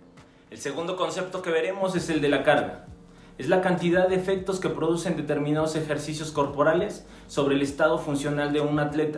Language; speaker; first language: Spanish; native; Spanish